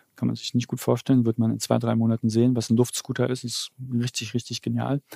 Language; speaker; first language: German; early bilingual, other home language; Polish